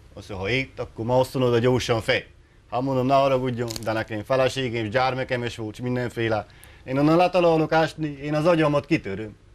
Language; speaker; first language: Hungarian; native; Hungarian